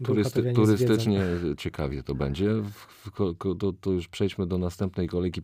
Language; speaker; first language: Polish; native; Polish